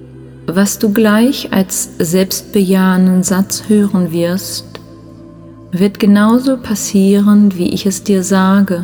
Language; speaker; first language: German; native; German